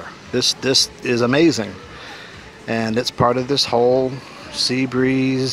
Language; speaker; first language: English; native; English